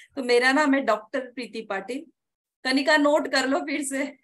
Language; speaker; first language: Hindi; non-native, local second language; Marathi